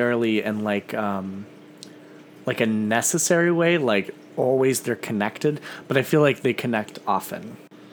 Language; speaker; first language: English; native; English